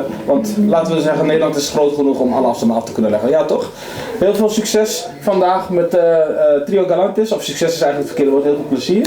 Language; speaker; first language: Dutch; native; Dutch